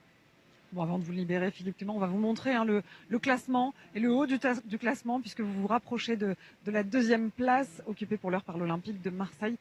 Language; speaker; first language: French; native; French